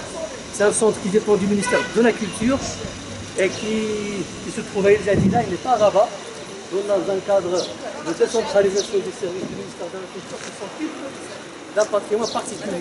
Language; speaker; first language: French; non-native, local second language; Arabic